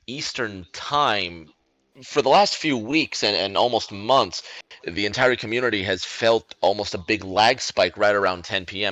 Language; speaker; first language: English; native; English